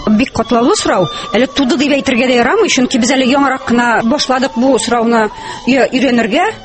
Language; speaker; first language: Tatar; native; Tatar